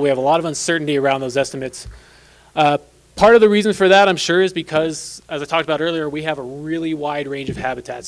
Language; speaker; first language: English; native; English